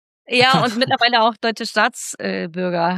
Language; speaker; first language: German; native; German